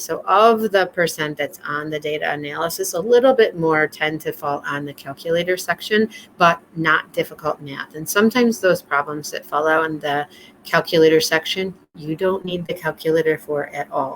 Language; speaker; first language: English; native; English